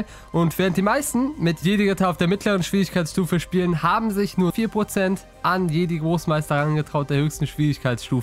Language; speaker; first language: German; native; German